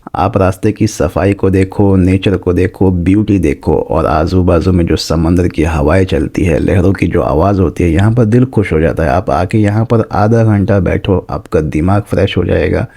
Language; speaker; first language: Hindi; native; Hindi